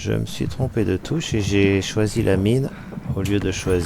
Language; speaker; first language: French; native; French